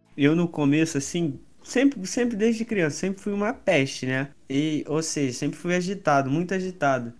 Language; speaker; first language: Portuguese; native; Portuguese